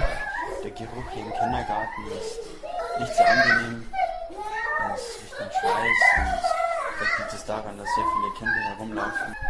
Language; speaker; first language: German; native; German